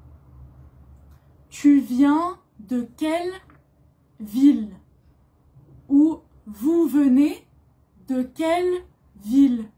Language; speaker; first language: French; native; French